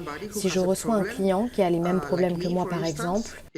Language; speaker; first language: French; non-native, fluent; Spanish